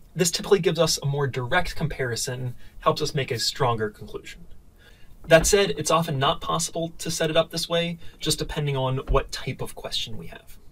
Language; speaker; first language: English; native; English